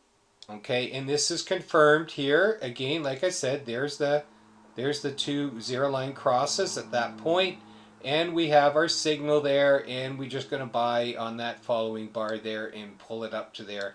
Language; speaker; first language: English; native; English